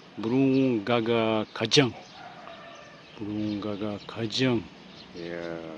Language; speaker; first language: Malay; non-native, learner; Japanese